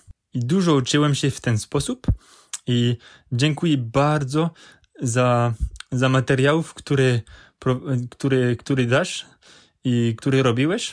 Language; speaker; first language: Polish; non-native, learner; French